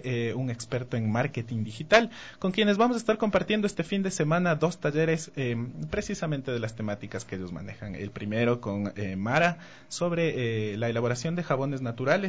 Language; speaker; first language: Spanish; native; Spanish